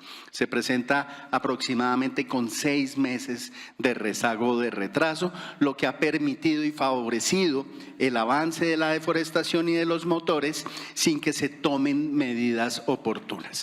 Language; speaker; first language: Spanish; native; Spanish